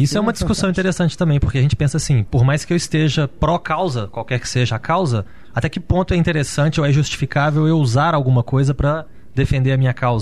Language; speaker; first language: Portuguese; native; Portuguese